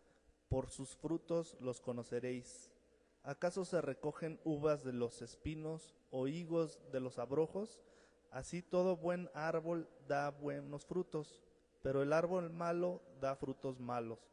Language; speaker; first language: Spanish; native; Spanish